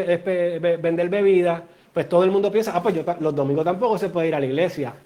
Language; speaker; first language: Spanish; native; Spanish